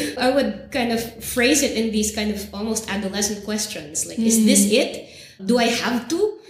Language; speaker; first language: English; native; English